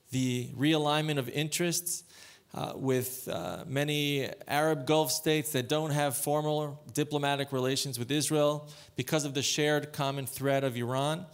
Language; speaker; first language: English; native; English